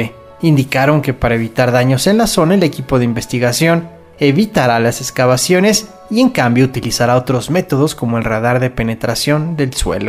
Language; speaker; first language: Spanish; native; Spanish